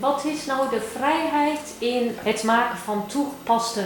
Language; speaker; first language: Dutch; non-native, fluent; Turkish